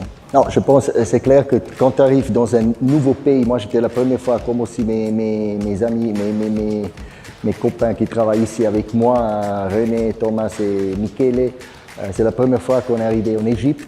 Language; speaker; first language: French; non-native, fluent; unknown